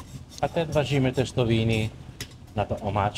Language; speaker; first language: Czech; non-native, learner; Italian